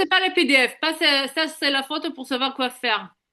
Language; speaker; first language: French; native; French